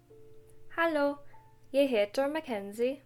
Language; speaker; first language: Norwegian; non-native, learner; English